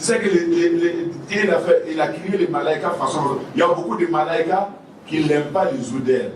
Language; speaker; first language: French; non-native, local second language; Wolof